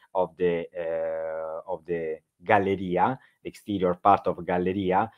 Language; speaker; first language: English; non-native, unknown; Italian